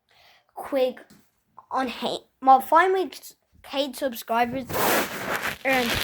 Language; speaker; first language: Irish; non-native, local second language; English